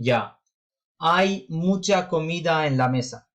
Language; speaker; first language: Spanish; non-native, fluent; Urdu